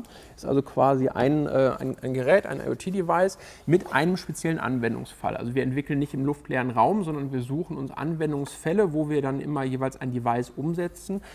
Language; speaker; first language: German; native; German